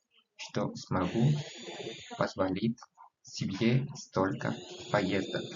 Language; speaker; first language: Russian; non-native, learner; Spanish